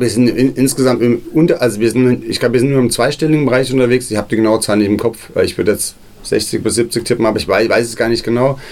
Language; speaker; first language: German; native; German